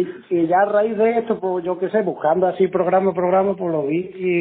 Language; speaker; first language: Spanish; native; Spanish